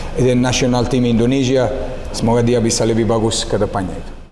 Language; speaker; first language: Indonesian; non-native, learner; Serbian